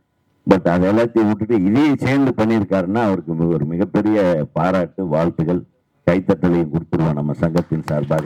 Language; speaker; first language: Tamil; native; Tamil